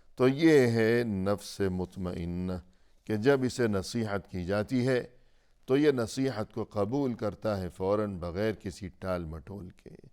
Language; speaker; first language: Urdu; native; Urdu